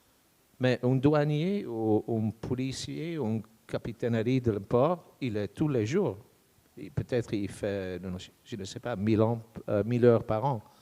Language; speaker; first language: French; non-native, fluent; English